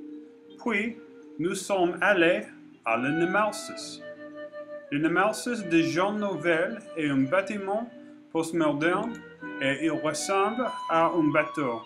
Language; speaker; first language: French; non-native, learner; English